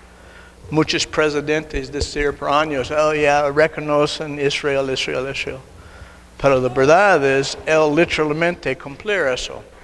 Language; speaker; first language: Spanish; non-native, learner; English